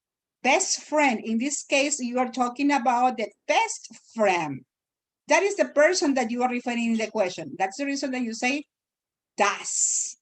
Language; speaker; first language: English; non-native, fluent; Spanish